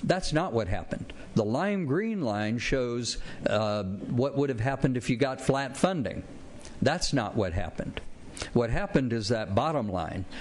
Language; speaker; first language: English; native; English